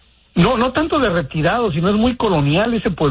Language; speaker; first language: Spanish; native; Spanish